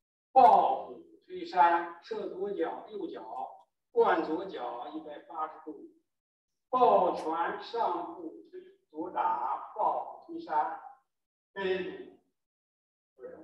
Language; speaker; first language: Chinese; native; Chinese